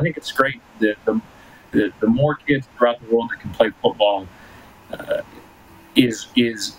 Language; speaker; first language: English; early bilingual, other home language; Spanish